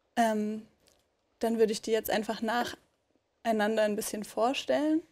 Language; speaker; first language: German; native; German